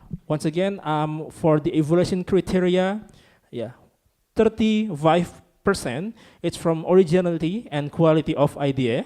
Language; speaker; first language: English; non-native, fluent; Indonesian